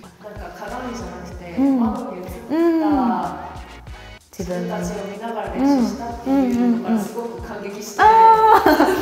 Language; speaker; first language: Japanese; native; Japanese